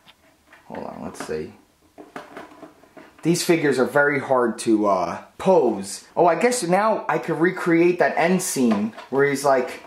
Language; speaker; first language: English; native; English